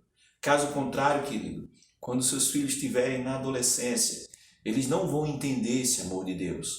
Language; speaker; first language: Portuguese; native; Portuguese